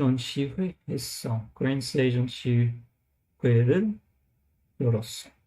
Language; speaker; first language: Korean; non-native, learner; English